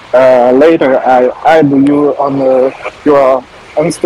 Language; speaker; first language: English; non-native, learner; French